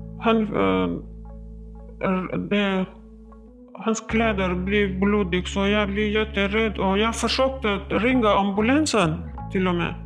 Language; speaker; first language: Swedish; non-native, learner; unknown